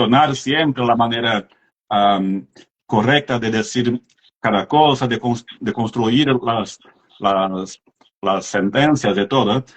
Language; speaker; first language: Spanish; non-native, fluent; Portuguese